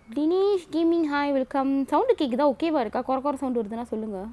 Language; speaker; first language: Tamil; early bilingual, heritage; Tamil